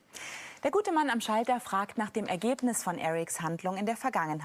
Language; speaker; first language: German; native; German